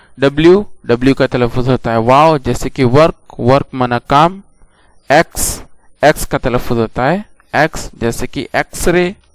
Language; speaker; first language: Urdu; native; Urdu